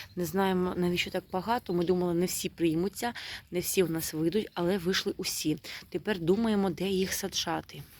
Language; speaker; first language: Ukrainian; native; Ukrainian